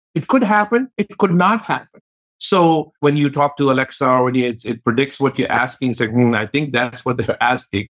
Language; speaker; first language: English; native; English